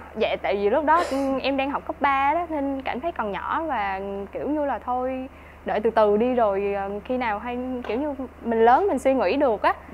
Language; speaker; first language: Vietnamese; native; Vietnamese